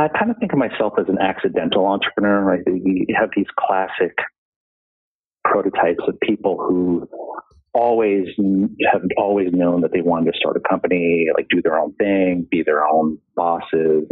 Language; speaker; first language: English; native; English